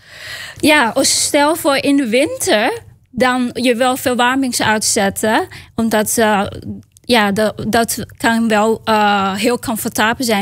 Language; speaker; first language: Dutch; non-native, learner; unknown